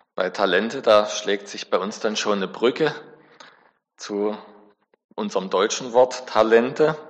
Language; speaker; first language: German; native; German